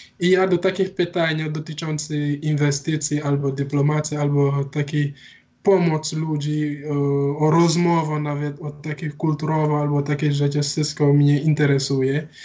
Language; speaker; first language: Polish; non-native, learner; Wolof